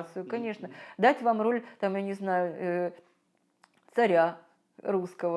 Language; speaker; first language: Russian; native; Russian